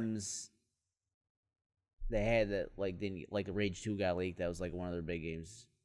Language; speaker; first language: English; native; English